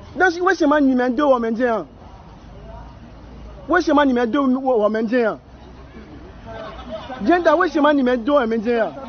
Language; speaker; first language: Chinese; non-native, learner; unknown